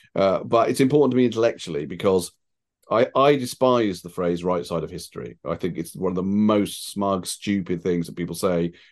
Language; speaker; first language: English; native; English